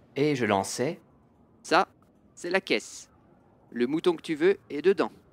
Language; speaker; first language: French; native; French